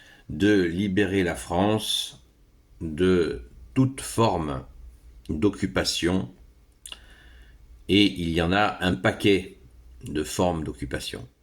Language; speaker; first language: French; native; French